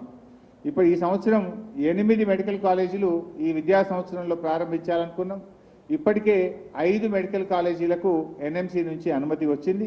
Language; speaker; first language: Telugu; native; Telugu